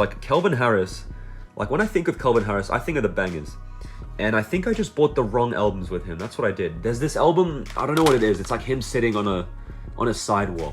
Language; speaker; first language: English; native; English